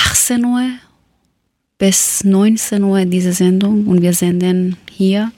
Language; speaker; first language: German; non-native, learner; Persian